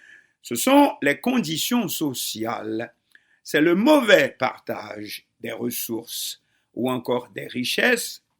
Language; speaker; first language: French; non-native, local second language; Haitian Creole